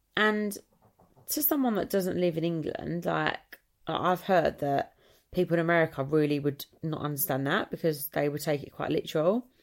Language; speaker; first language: English; native; English